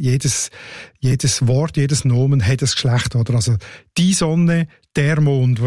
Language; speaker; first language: German; native; German